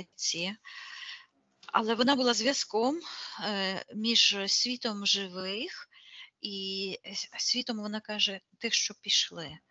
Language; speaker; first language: Ukrainian; non-native, local second language; Russian